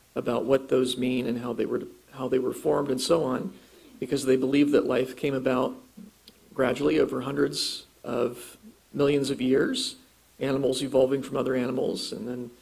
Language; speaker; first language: English; native; English